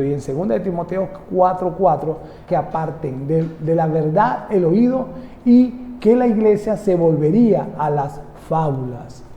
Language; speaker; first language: Spanish; native; Spanish